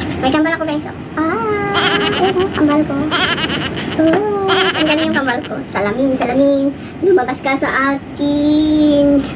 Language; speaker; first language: Filipino; native; Filipino